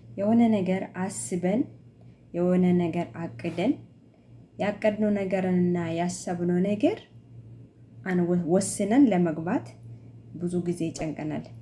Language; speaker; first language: Amharic; native; Amharic